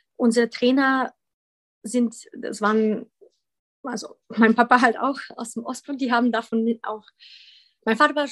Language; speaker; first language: German; early bilingual, other home language; Polish